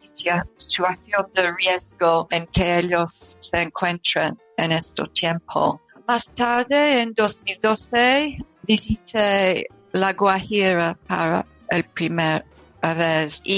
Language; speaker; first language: Spanish; non-native, learner; English